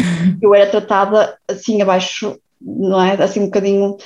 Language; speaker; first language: Portuguese; native; Portuguese